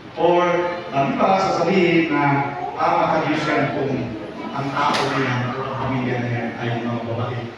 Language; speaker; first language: Filipino; non-native, local second language; Cebuano